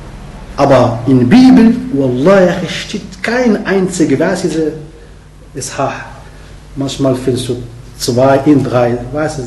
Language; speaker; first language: German; non-native, fluent; Arabic